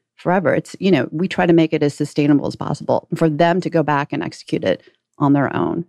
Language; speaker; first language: English; native; English